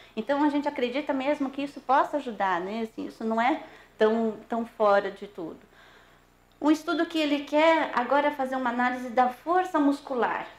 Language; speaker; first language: Portuguese; native; Portuguese